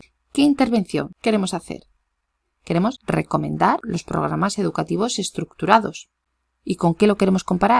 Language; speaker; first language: Spanish; native; Spanish